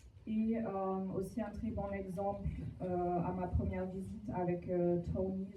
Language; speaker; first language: French; non-native, fluent; German